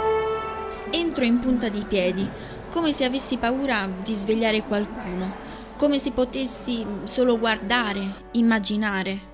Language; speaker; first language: Italian; native; Italian